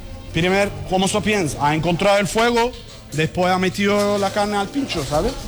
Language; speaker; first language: Spanish; non-native, learner; Turkish